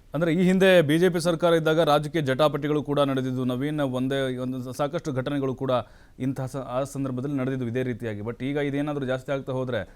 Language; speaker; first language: Kannada; native; Kannada